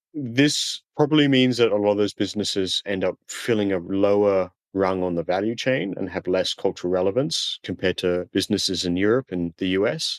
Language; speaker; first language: English; native; English